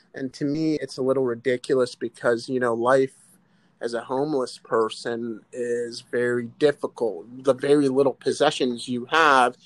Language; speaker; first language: English; native; English